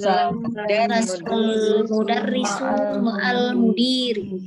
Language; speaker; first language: Arabic; non-native, learner; Indonesian